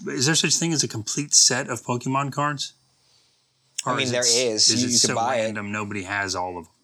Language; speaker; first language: English; native; English